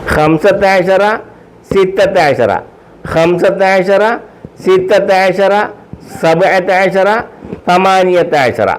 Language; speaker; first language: Arabic; non-native, fluent; Malayalam